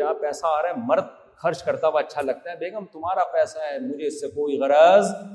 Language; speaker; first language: Urdu; native; Urdu